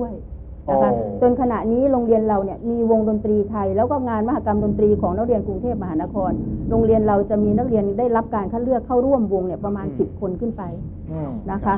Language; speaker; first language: Thai; native; Thai